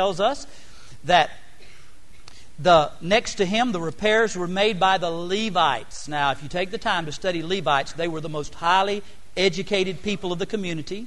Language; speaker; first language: English; native; English